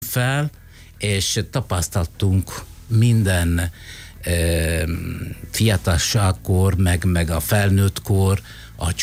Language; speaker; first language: Hungarian; non-native, fluent; Italian